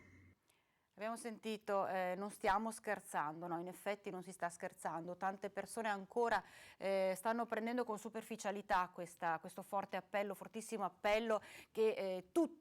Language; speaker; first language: Italian; native; Italian